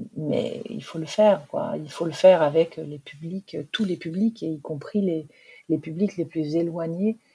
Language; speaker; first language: French; native; French